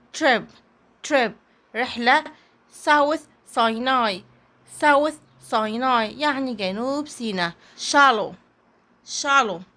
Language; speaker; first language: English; non-native, fluent; Arabic